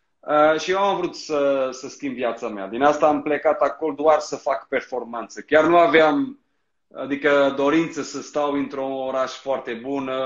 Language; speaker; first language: Romanian; non-native, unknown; Portuguese